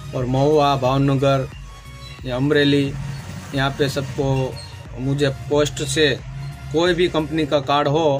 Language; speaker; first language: Hindi; non-native, local second language; Gujarati